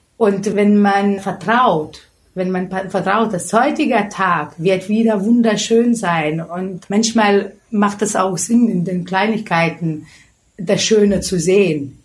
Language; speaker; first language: German; non-native, fluent; Lithuanian